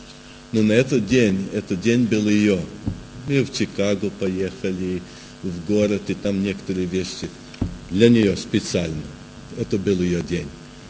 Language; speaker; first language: Russian; early bilingual, heritage; Russian